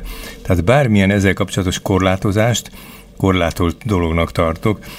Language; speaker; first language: Hungarian; native; Hungarian